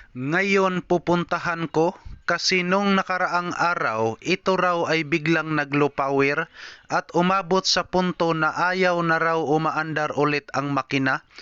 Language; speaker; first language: Filipino; non-native, local second language; Cebuano